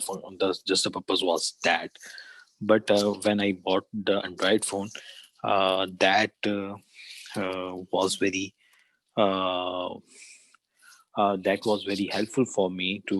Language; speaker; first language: English; non-native, learner; Urdu